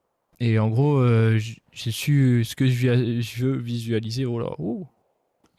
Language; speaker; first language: French; native; French